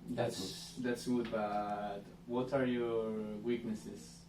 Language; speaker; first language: English; non-native, learner; Spanish